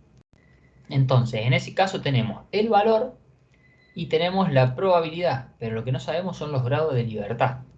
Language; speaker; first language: Spanish; native; Spanish